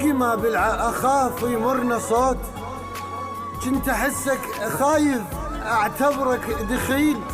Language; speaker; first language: Arabic; native; Arabic